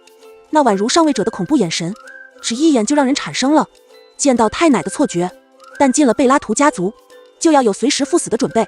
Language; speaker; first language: Chinese; native; Chinese